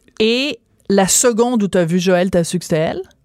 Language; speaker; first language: French; native; French